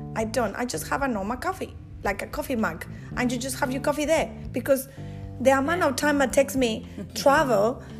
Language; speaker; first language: English; non-native, fluent; Spanish